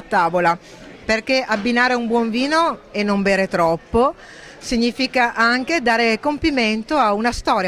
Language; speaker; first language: Italian; native; Italian